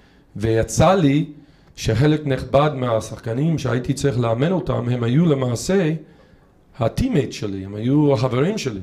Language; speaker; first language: Hebrew; non-native, fluent; English